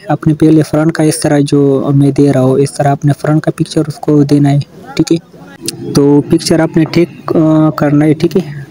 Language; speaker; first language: Urdu; non-native, local second language; Pashto